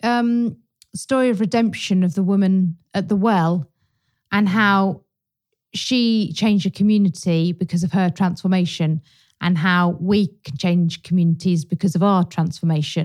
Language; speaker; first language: English; native; English